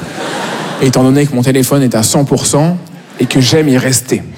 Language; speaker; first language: French; native; French